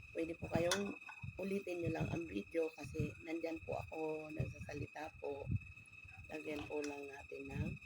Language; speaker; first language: Filipino; non-native, local second language; Bikol